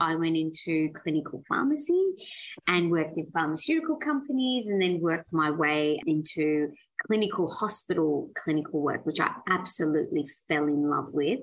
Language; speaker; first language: English; early bilingual, other home language; Persian